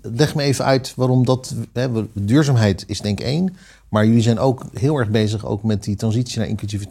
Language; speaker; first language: Dutch; native; Dutch